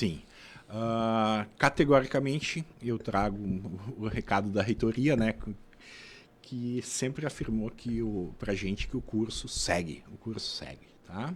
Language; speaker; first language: Portuguese; native; Portuguese